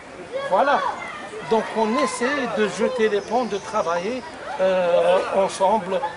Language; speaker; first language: French; non-native, local second language; Arabic